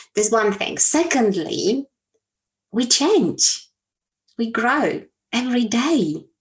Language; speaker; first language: English; non-native, fluent; Polish